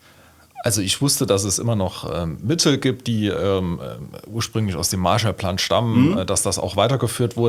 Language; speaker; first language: German; native; German